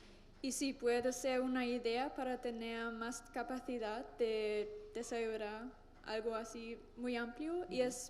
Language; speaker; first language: Spanish; non-native, learner; German